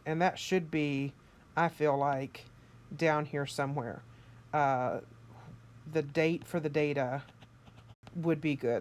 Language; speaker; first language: English; native; English